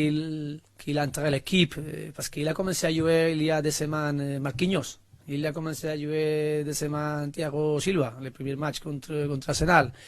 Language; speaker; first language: French; non-native, learner; Spanish